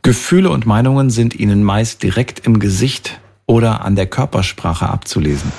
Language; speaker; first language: German; native; German